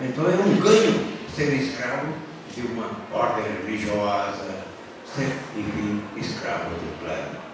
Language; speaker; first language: Portuguese; native; Portuguese